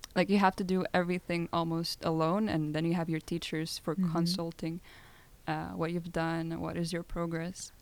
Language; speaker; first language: English; non-native, fluent; Lithuanian